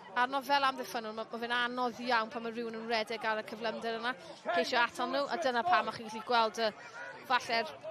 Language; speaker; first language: Welsh; native; Welsh